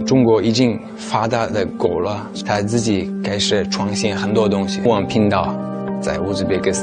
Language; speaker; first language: Chinese; non-native, fluent; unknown